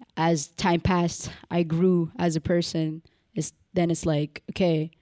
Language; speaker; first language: English; early bilingual, other home language; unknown